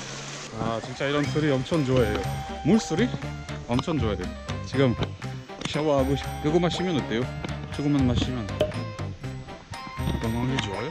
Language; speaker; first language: Korean; non-native, learner; French